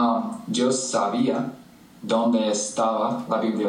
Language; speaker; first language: Spanish; non-native, fluent; English